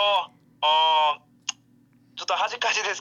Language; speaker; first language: Japanese; non-native, learner; Korean